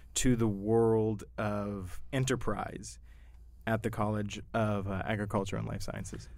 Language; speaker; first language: English; native; English